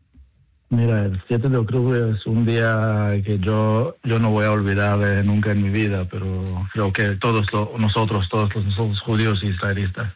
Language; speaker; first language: Spanish; non-native, learner; Hebrew